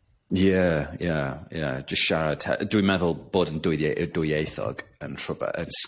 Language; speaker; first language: Welsh; non-native, local second language; English